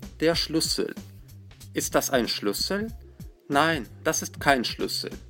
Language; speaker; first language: German; non-native, fluent; Russian